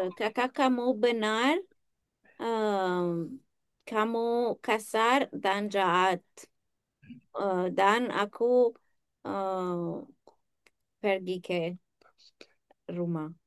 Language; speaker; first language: Indonesian; non-native, learner; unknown